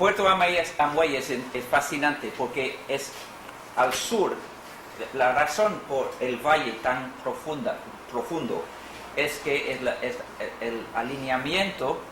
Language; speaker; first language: Spanish; non-native, fluent; English